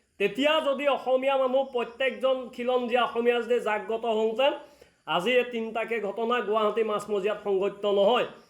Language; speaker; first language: Assamese; native; Assamese